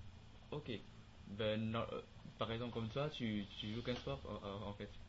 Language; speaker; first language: French; non-native, learner; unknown